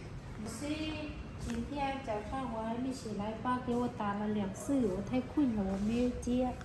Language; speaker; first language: Chinese; non-native, fluent; Lao